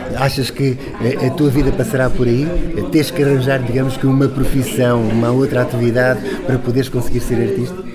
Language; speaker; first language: Portuguese; native; Portuguese